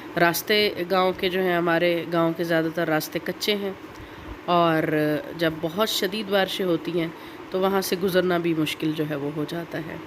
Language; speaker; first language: Urdu; non-native, local second language; Punjabi